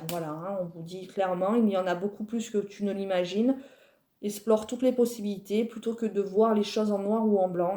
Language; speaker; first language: French; native; French